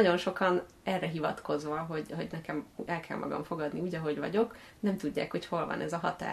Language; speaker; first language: Hungarian; native; Hungarian